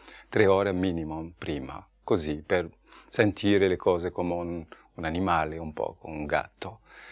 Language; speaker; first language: Italian; non-native, fluent; French